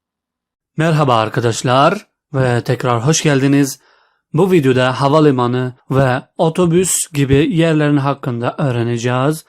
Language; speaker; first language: Turkish; non-native, fluent; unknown